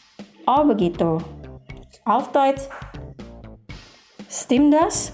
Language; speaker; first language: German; non-native, fluent; Indonesian